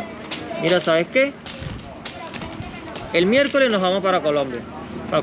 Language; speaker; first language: Spanish; native; Spanish